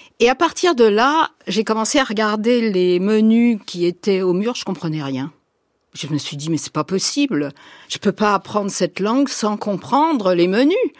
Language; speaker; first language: French; native; French